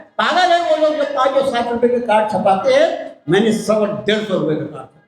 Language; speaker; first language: Urdu; native; Urdu